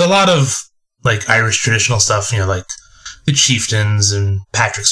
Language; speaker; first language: English; native; English